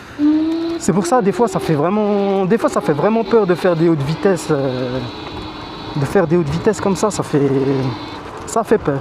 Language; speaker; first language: French; native; French